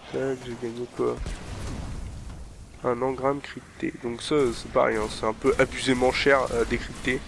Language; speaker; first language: French; native; French